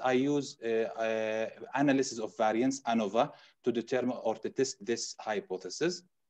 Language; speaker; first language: English; non-native, fluent; Arabic